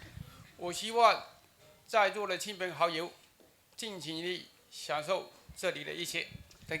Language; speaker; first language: Chinese; native; Chinese